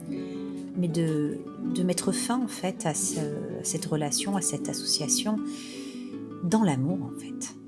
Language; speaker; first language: French; native; French